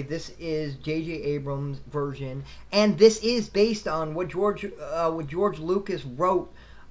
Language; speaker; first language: English; native; English